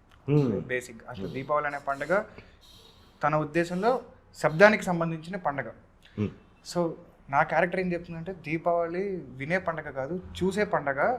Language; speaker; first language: Telugu; native; Telugu